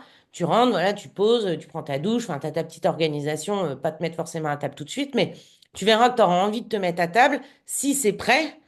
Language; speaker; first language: French; native; French